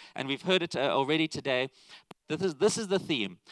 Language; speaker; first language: English; native; English